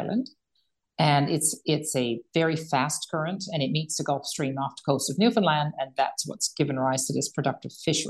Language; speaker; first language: English; native; English